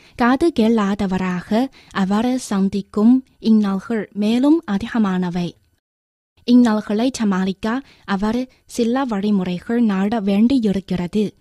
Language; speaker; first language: Tamil; non-native, fluent; Chinese